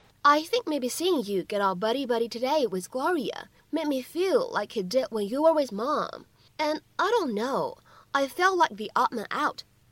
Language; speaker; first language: English; non-native, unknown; Chinese